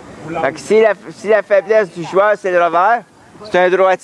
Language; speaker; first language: French; native; French